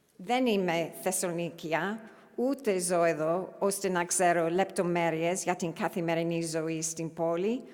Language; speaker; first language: Greek; non-native, learner; English